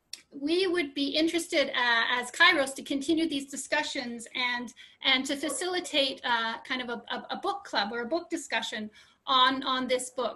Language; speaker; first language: English; native; English